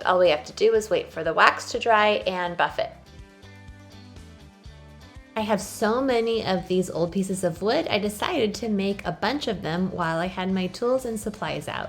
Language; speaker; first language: English; native; English